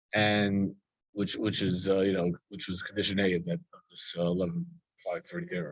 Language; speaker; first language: English; native; English